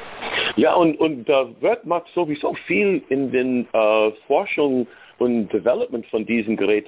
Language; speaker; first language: German; non-native, learner; English